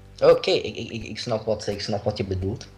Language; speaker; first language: Dutch; native; Dutch